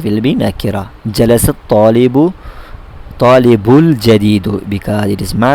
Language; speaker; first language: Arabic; non-native, fluent; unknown